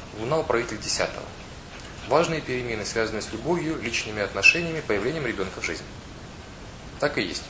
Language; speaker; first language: Russian; non-native, local second language; Ukrainian